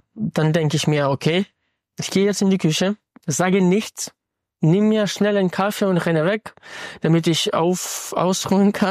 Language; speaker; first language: German; non-native, fluent; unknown